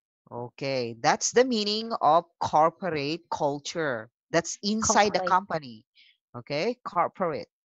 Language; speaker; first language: English; non-native, local second language; Filipino